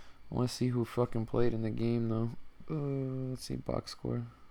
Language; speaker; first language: English; early bilingual, other home language; Spanish